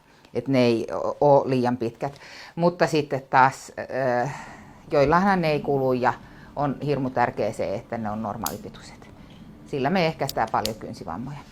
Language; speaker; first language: Finnish; native; Finnish